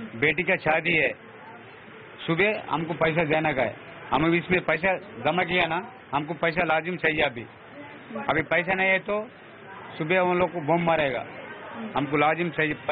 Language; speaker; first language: Hindi; non-native, local second language; Telugu